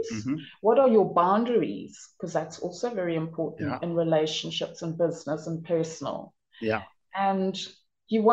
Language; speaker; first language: English; native; English